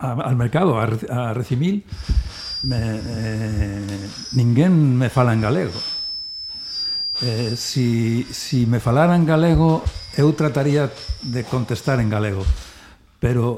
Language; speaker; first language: Galician; non-native, learner; Spanish